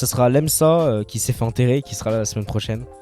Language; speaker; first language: French; native; French